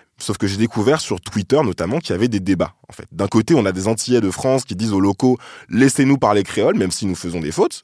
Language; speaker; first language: French; native; French